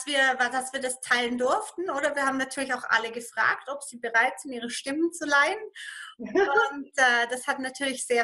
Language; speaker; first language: German; native; German